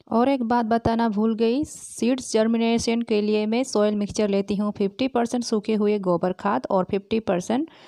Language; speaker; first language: Hindi; native; Hindi